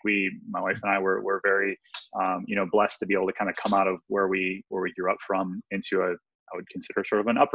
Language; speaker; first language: English; native; English